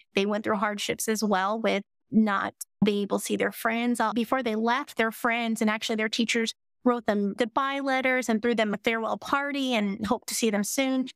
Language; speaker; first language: English; native; English